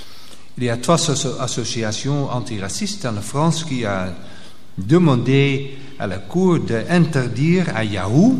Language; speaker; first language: French; non-native, local second language; Dutch